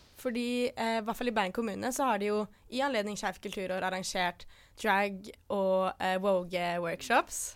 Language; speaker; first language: Norwegian; native; Norwegian